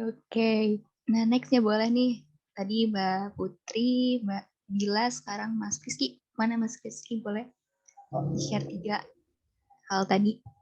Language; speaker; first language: Indonesian; native; Indonesian